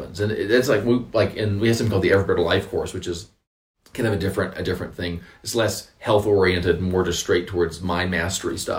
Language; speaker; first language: English; native; English